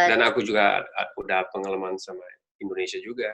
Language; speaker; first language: Indonesian; non-native, learner; Dutch